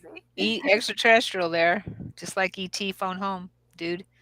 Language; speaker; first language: English; native; English